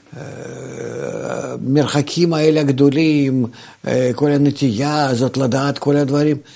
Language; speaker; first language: Hebrew; non-native, fluent; Russian